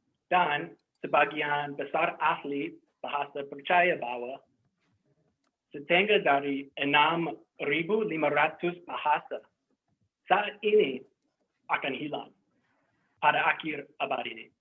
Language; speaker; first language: Indonesian; non-native, fluent; English